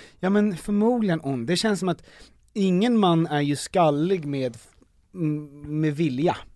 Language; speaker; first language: Swedish; native; Swedish